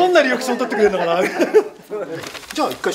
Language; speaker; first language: Japanese; native; Japanese